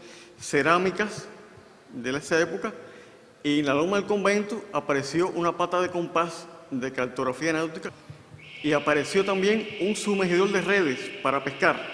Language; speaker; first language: Spanish; native; Spanish